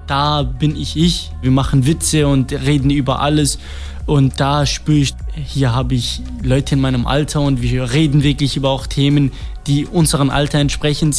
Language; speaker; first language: German; non-native, fluent; Kurdish